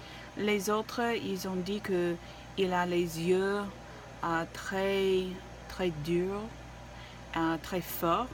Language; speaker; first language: French; non-native, learner; English